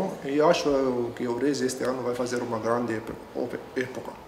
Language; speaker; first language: Portuguese; non-native, learner; Arabic